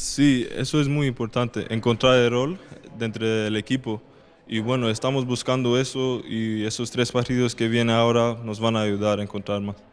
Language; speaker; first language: Spanish; non-native, fluent; Swedish